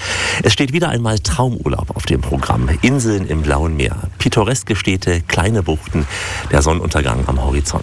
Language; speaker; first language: German; native; German